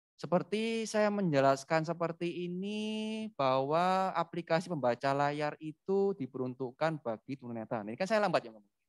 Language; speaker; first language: Indonesian; native; Indonesian